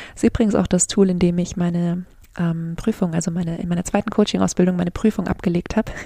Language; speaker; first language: German; native; German